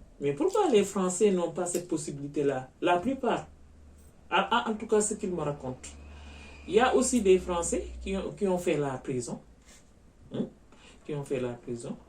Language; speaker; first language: French; non-native, local second language; Wolof